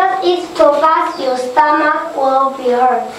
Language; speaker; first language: English; non-native, learner; Chinese